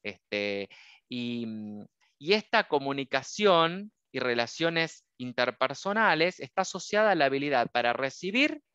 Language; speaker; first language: Spanish; native; Spanish